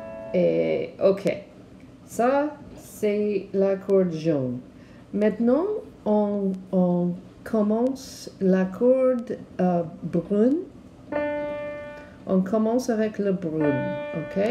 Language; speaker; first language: French; non-native, learner; English